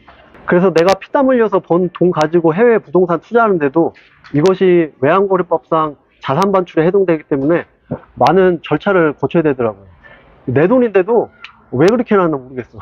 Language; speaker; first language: Korean; native; Korean